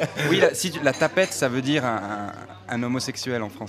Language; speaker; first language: French; native; French